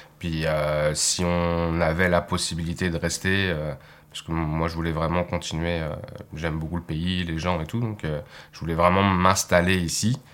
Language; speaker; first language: French; native; French